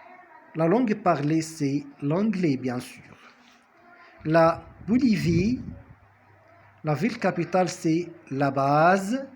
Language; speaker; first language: French; non-native, fluent; Arabic